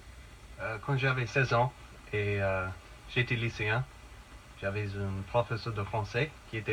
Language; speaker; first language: French; non-native, fluent; English